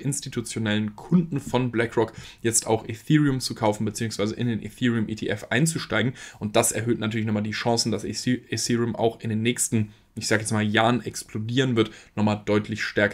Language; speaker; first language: German; native; German